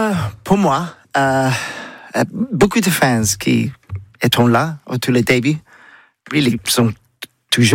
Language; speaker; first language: French; non-native, learner; English